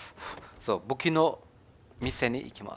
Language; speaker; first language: Japanese; non-native, learner; German